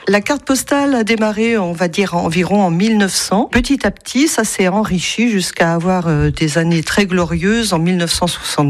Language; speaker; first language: French; native; French